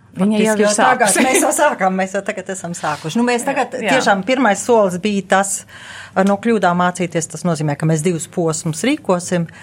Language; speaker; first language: Latvian; early bilingual, heritage; Latvian